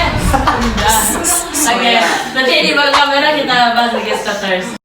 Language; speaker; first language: Indonesian; non-native, local second language; Minangkabau